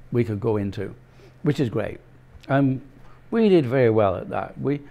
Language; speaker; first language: English; native; English